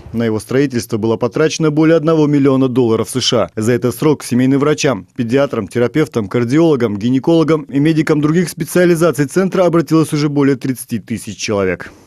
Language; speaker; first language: Russian; native; Russian